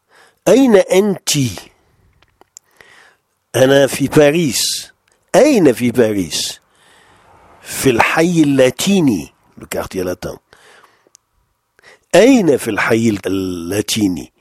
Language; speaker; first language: Arabic; non-native, fluent; French